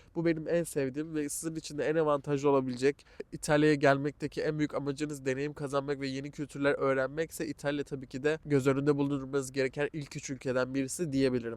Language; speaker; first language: Turkish; native; Turkish